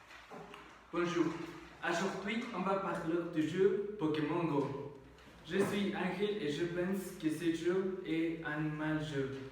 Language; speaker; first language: French; non-native, learner; Spanish